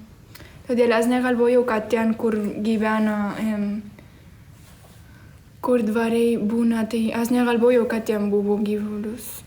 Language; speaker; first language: Lithuanian; early bilingual, heritage; Spanish